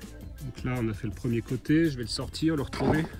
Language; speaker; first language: French; native; French